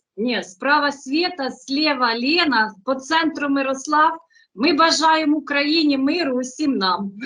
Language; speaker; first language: Ukrainian; native; Ukrainian